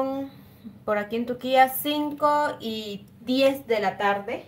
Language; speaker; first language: Spanish; native; Spanish